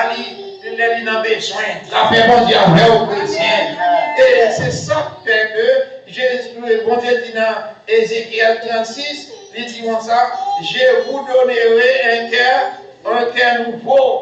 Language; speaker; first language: French; non-native, local second language; Haitian Creole